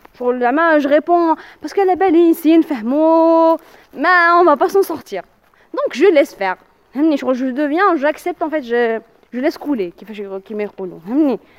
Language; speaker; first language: French; non-native, local second language; Arabic